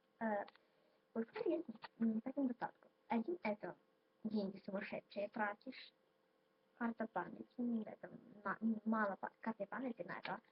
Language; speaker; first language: Russian; non-native, local second language; Ukrainian